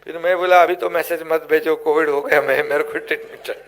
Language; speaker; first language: Hindi; non-native, local second language; Marathi